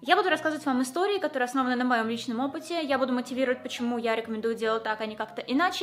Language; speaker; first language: Russian; native; Russian